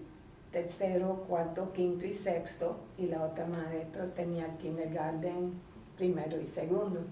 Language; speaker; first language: Spanish; early bilingual, heritage; Spanish